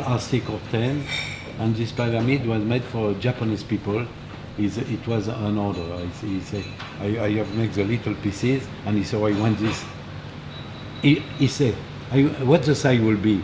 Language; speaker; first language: English; non-native, learner; French